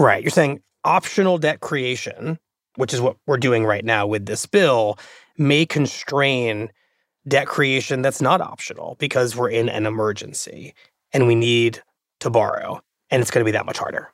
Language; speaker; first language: English; native; English